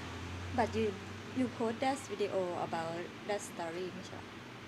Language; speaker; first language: English; non-native, learner; Thai